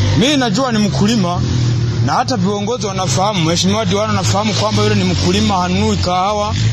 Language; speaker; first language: Swahili; non-native, local second language; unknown